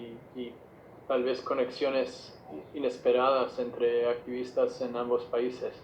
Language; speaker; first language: Spanish; non-native, fluent; English